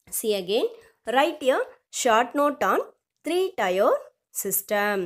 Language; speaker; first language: English; non-native, local second language; Tamil